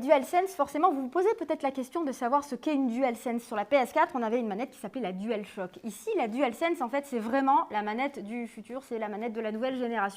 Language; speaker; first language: French; native; French